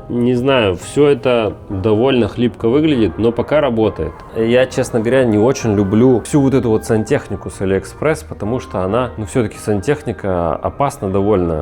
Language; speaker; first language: Russian; native; Russian